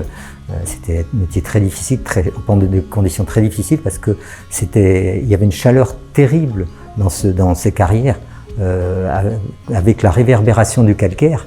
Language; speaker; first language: French; native; French